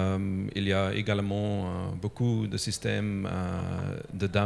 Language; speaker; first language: French; non-native, local second language; Dutch